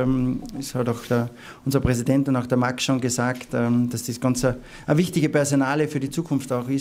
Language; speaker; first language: German; native; German